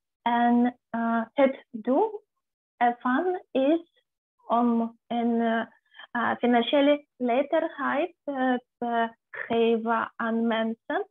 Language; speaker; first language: Dutch; non-native, fluent; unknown